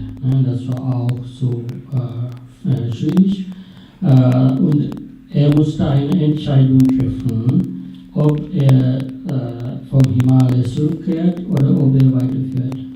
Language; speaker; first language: German; non-native, fluent; Sinhala